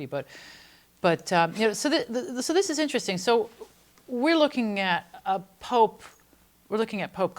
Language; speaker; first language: English; native; English